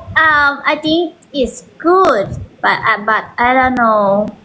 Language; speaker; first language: English; non-native, learner; Thai